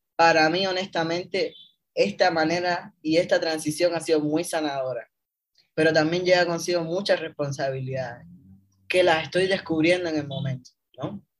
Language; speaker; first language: Spanish; native; Spanish